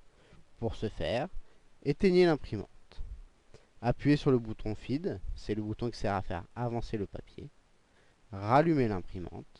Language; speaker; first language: French; native; French